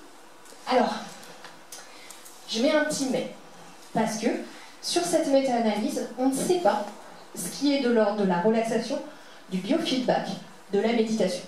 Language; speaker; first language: French; native; French